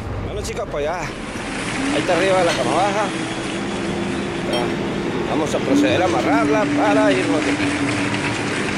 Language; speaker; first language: Spanish; native; Spanish